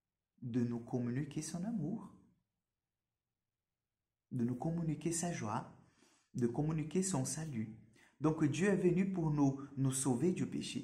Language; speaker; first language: French; non-native, fluent; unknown